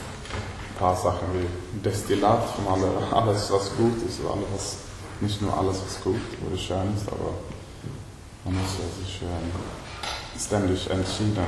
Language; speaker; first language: German; non-native, learner; Swedish